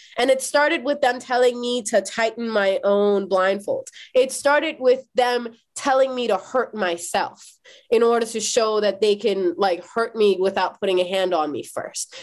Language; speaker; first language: English; early bilingual, other home language; Azerbaijani